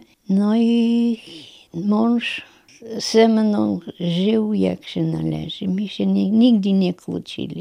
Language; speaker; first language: Polish; non-native, local second language; German